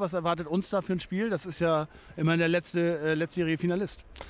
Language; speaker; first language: German; native; German